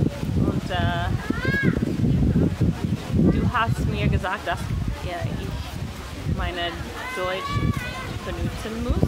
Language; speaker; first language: German; non-native, learner; English